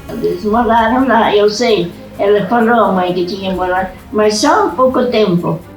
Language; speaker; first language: Portuguese; non-native, local second language; German